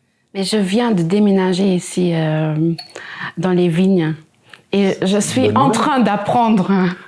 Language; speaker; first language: French; non-native, local second language; Luxembourgish